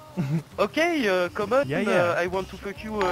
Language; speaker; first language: English; non-native, learner; French